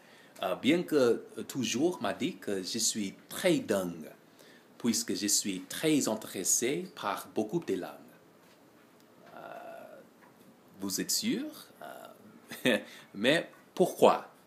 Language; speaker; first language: French; non-native, learner; English